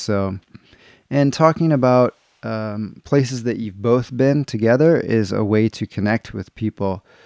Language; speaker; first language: English; native; English